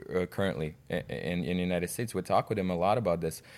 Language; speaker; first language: English; non-native, fluent; Russian